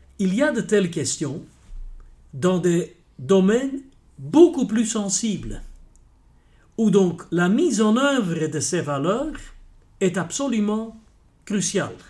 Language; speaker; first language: French; non-native, local second language; Dutch